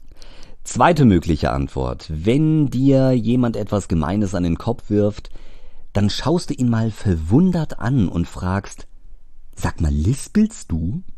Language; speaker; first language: German; native; German